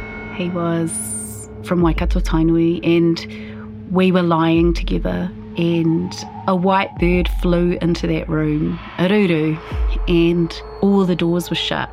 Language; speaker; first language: English; native; English